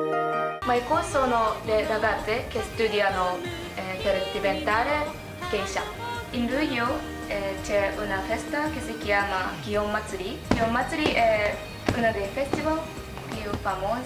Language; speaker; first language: Italian; non-native, learner; Japanese